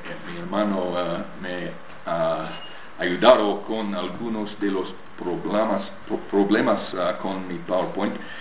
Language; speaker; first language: Spanish; non-native, learner; English